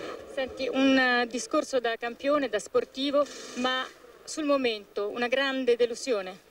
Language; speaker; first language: Italian; native; Italian